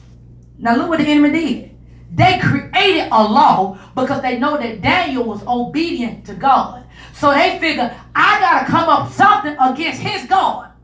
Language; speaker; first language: English; native; English